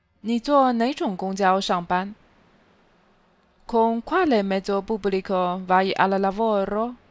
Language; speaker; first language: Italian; non-native, fluent; Chinese